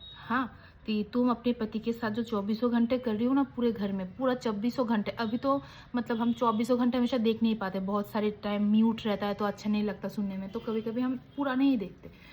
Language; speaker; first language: Hindi; non-native, local second language; Bangla